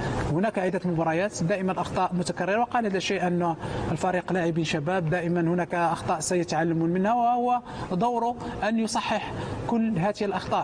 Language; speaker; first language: Arabic; native; Arabic